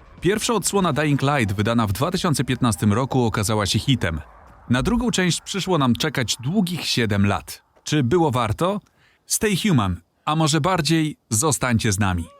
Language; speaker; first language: Polish; native; Polish